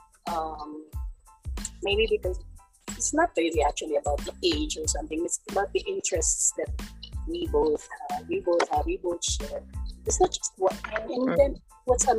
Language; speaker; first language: English; non-native, local second language; Cebuano